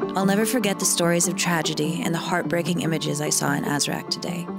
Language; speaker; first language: English; native; English